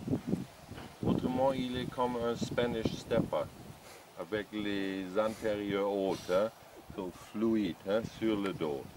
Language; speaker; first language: French; non-native, learner; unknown